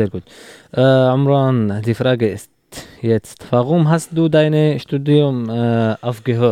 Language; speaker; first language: German; non-native, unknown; Arabic